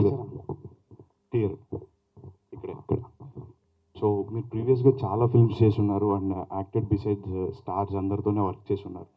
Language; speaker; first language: Telugu; native; Telugu